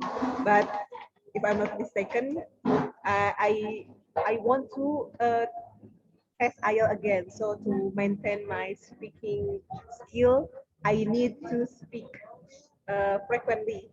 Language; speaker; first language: English; non-native, learner; Indonesian